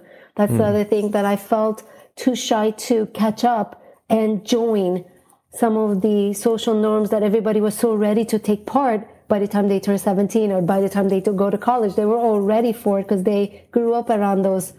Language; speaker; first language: English; non-native, fluent; Turkish